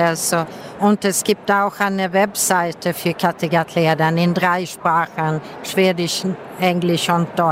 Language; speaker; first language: German; non-native, fluent; Swedish